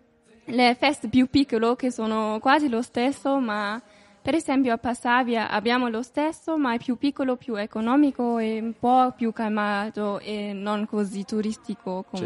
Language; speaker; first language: Italian; non-native, learner; German